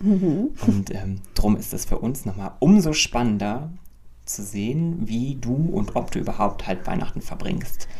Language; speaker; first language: German; native; German